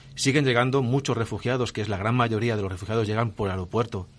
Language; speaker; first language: Spanish; native; Spanish